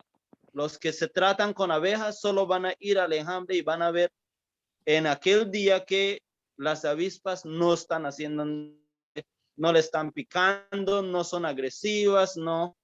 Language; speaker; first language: Spanish; early bilingual, heritage; English